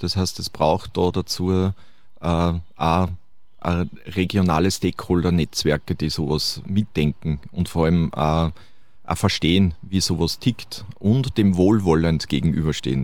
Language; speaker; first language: German; native; German